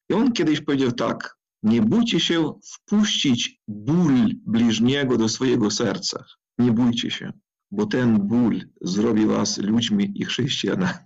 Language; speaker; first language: Polish; non-native, fluent; Ukrainian